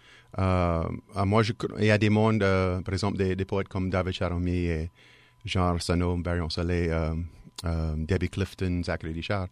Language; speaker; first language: French; native; French